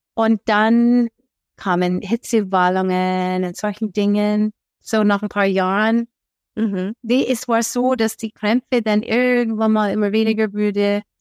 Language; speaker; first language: German; non-native, fluent; English